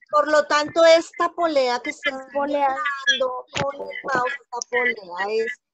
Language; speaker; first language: Spanish; native; Spanish